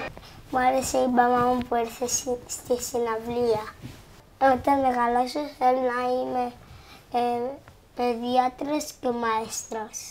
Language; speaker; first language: Greek; early bilingual, other home language; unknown